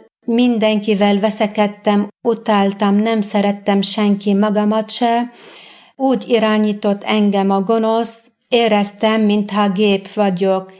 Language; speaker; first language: Hungarian; non-native, fluent; Arabic